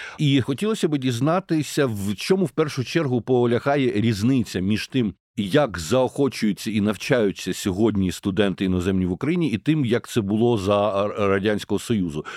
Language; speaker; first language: Ukrainian; native; Ukrainian